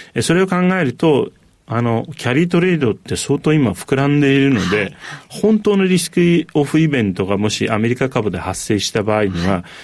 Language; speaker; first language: Japanese; non-native, fluent; Turkish